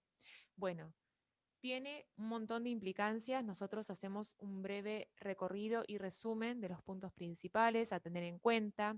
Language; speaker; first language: Spanish; native; Spanish